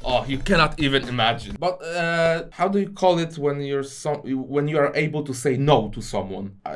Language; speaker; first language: English; non-native, fluent; Polish